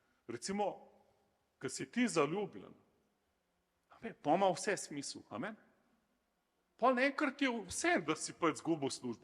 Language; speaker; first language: Slovenian; native; Slovenian